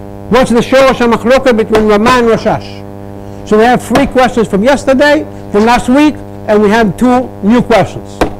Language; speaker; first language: English; non-native, learner; Hebrew